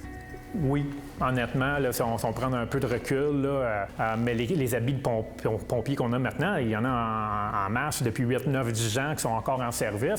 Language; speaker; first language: French; native; French